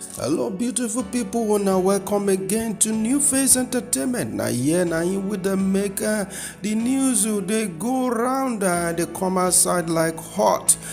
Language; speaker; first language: Nigerian Pidgin; non-native, local second language; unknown